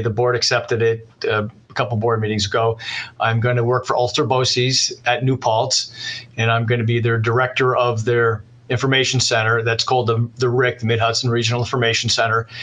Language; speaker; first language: English; native; English